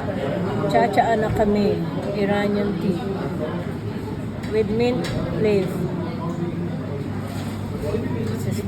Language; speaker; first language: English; non-native, local second language; Filipino